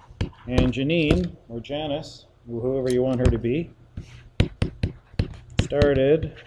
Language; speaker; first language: English; native; English